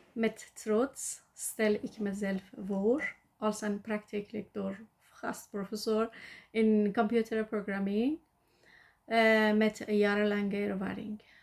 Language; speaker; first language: Dutch; non-native, learner; Persian